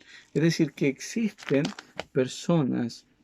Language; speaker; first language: Spanish; native; Spanish